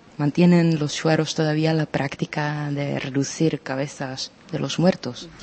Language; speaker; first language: Spanish; non-native, fluent; Czech